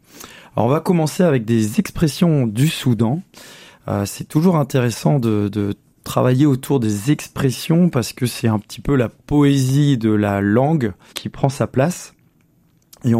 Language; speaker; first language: French; native; French